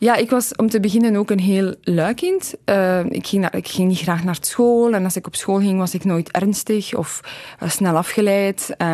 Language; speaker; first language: Dutch; early bilingual, other home language; Polish